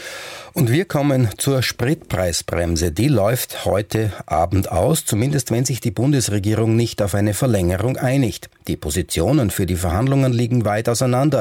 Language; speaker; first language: German; native; German